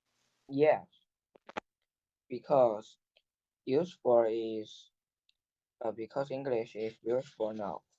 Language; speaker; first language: English; non-native, learner; Chinese